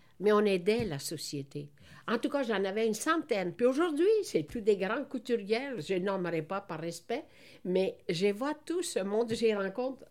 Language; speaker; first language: French; non-native, fluent; Italian